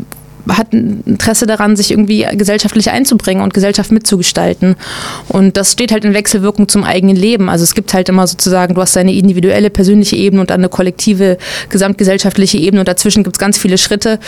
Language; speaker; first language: German; native; German